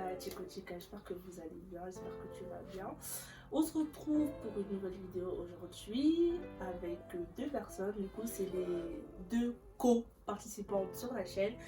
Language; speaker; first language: French; native; French